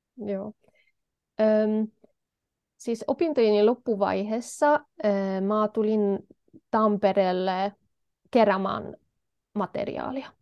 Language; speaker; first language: Finnish; non-native, fluent; Polish